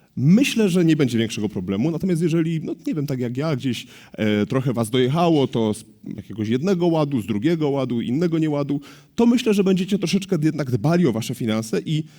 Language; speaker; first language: Polish; native; Polish